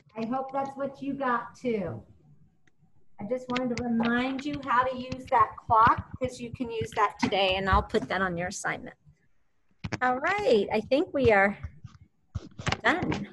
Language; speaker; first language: English; native; English